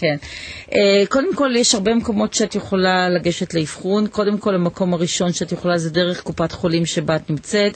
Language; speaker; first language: Hebrew; native; Hebrew